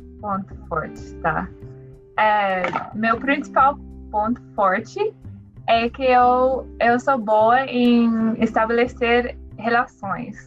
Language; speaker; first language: Portuguese; non-native, learner; English